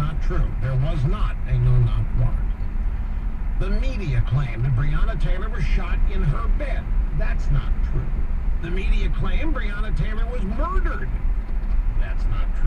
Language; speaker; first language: English; native; English